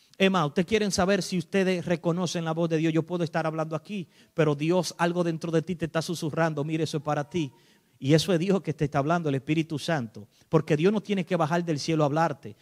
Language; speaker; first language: Spanish; native; Spanish